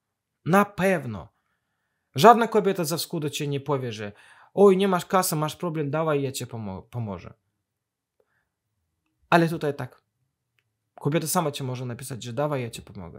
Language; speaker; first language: Polish; non-native, fluent; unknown